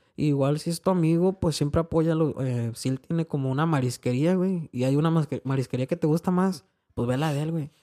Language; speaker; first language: Spanish; early bilingual, heritage; Spanish